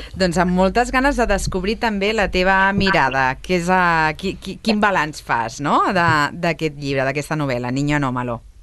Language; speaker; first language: Catalan; native; Catalan